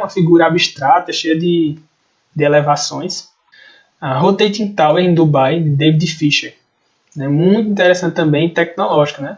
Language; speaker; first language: Portuguese; native; Portuguese